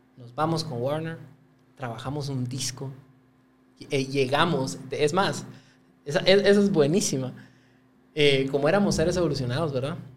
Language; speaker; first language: Spanish; native; Spanish